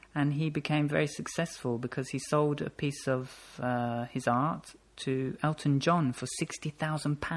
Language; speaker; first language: English; native; English